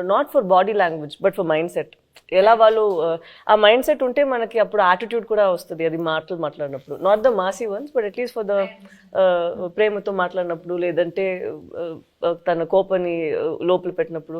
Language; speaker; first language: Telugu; non-native, fluent; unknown